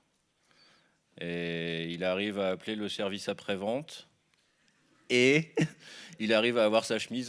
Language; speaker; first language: French; native; French